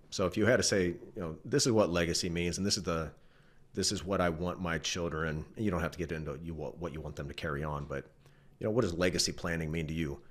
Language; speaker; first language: English; native; English